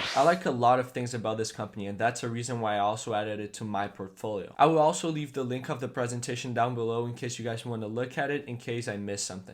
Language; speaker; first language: English; non-native, fluent; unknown